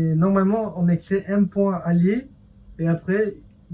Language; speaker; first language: French; early bilingual, other home language; Turkish